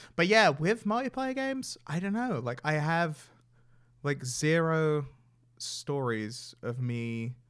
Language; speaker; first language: English; native; English